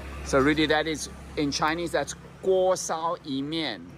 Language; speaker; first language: English; native; English